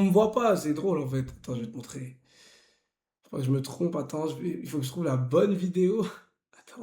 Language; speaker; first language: French; native; French